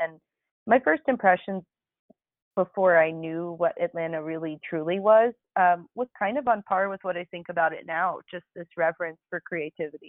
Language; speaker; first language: English; native; English